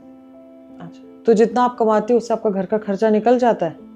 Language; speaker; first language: Hindi; native; Hindi